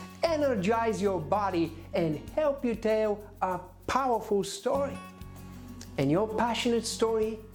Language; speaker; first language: English; non-native, fluent; Bulgarian